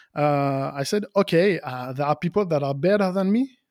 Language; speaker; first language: English; non-native, learner; French